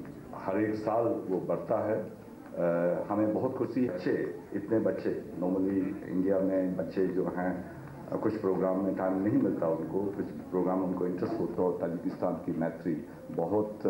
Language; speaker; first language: Hindi; native; Hindi